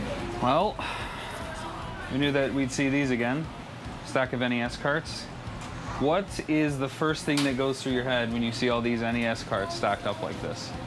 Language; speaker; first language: English; native; English